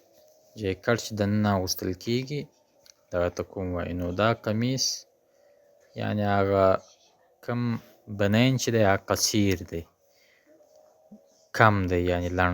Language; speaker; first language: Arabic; non-native, fluent; Pashto